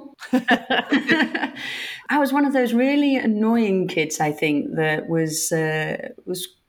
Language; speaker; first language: English; native; English